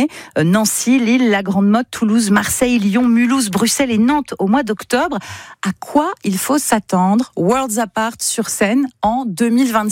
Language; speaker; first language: French; native; French